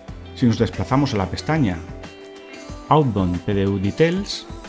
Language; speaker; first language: Spanish; native; Spanish